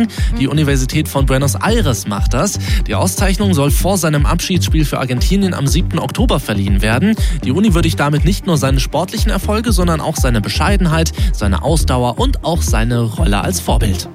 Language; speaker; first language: German; native; German